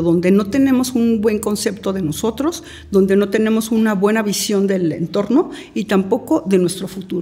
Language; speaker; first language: Spanish; native; Spanish